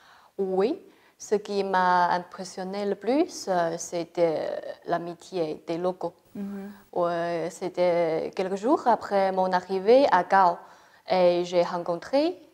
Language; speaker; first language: French; non-native, fluent; Chinese